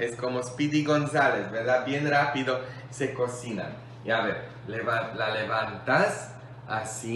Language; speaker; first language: Spanish; non-native, fluent; English